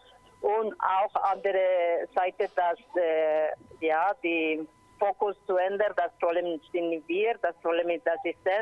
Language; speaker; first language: German; non-native, learner; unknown